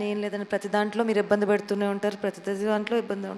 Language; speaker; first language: Telugu; native; Telugu